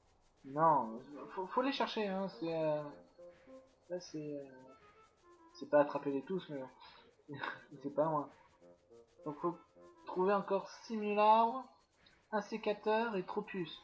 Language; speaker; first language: French; native; French